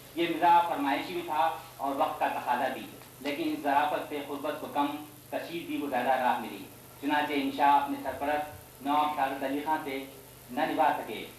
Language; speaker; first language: Urdu; native; Urdu